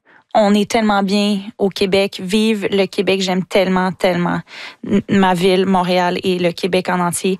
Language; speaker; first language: French; native; French